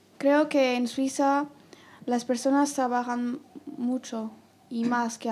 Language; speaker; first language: Spanish; non-native, learner; French